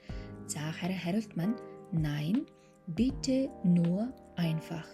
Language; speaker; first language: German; non-native, fluent; Mongolian